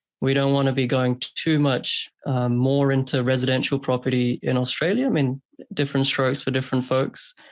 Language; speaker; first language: English; early bilingual, other home language; Hindi